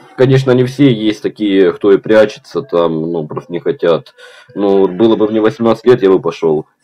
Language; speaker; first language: Russian; native; Russian